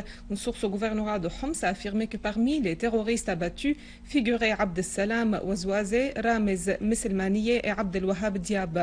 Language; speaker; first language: French; non-native, fluent; Arabic